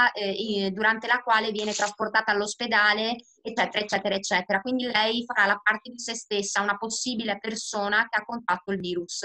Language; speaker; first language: Italian; native; Italian